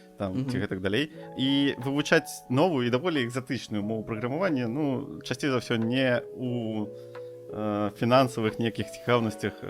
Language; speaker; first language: Belarusian; non-native, local second language; Russian